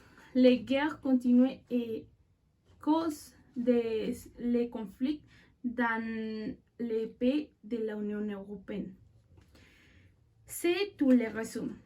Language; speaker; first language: French; non-native, learner; Spanish